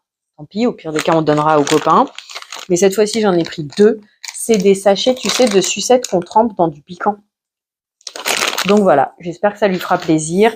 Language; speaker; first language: French; native; French